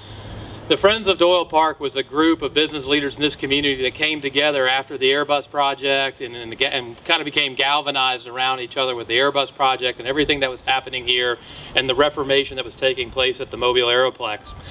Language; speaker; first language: English; native; English